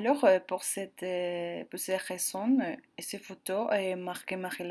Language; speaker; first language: French; non-native, learner; Spanish